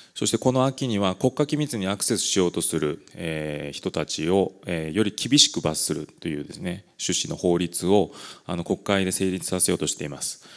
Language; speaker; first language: Japanese; native; Japanese